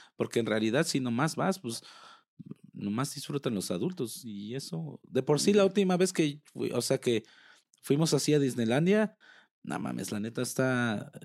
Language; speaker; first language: Spanish; early bilingual, heritage; Spanish